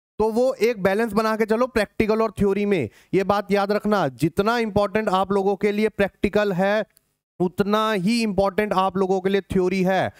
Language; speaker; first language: Hindi; native; Hindi